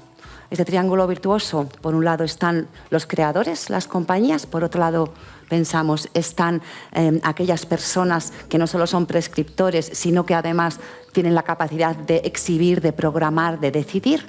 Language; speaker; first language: Spanish; native; Spanish